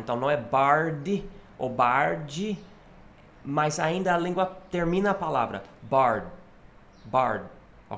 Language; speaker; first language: Portuguese; non-native, fluent; English